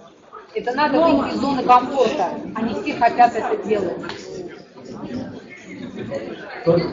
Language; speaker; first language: Russian; native; Russian